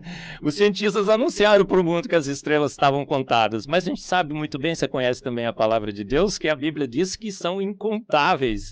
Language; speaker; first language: Portuguese; native; Portuguese